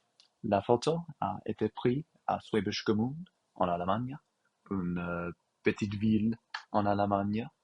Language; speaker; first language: French; non-native, learner; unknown